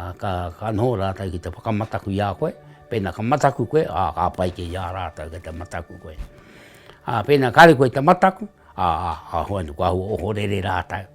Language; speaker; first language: Māori; native; Māori